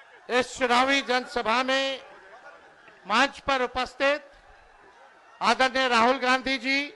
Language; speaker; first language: Hindi; native; Hindi